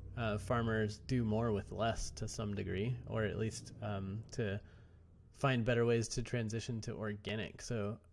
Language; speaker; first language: English; native; English